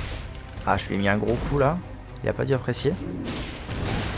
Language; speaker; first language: French; native; French